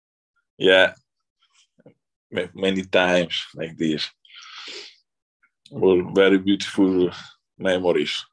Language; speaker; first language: English; non-native, learner; Italian